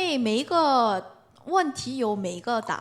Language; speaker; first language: Chinese; non-native, learner; Korean